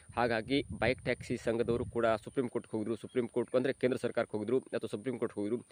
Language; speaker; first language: Kannada; native; Kannada